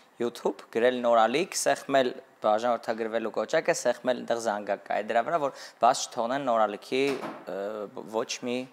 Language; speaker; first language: Armenian; native; Armenian